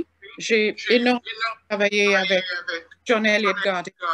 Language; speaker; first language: French; non-native, fluent; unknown